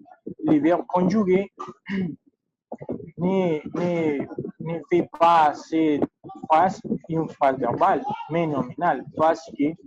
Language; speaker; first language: French; non-native, learner; Spanish